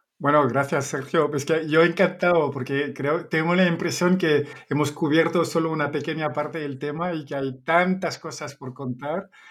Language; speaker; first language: Spanish; non-native, fluent; French